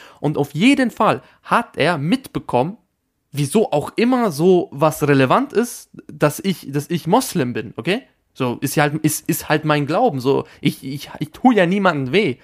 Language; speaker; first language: German; early bilingual, other home language; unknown